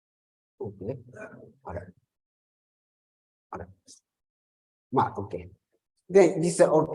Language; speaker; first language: English; non-native, learner; Japanese